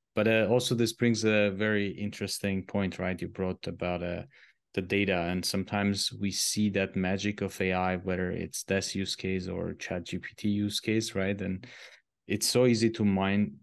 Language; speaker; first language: English; non-native, fluent; Armenian